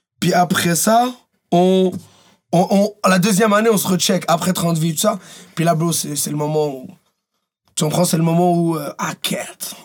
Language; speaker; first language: French; early bilingual, other home language; Arabic